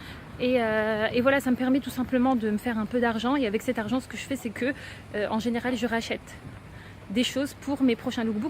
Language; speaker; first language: French; native; French